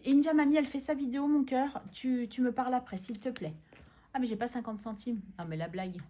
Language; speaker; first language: French; native; French